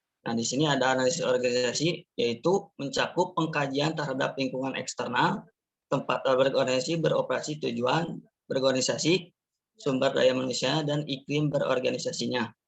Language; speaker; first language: Indonesian; native; Indonesian